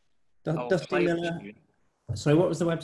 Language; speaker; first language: English; native; English